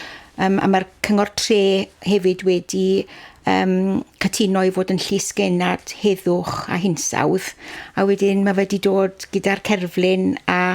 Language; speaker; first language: Welsh; native; Welsh